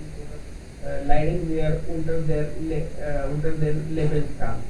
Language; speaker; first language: German; non-native, learner; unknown